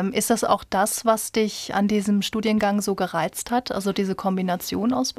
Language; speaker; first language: German; native; German